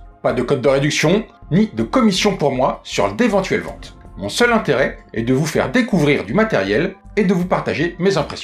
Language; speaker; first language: French; native; French